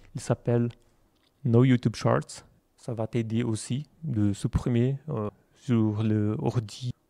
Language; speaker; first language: French; non-native, learner; Portuguese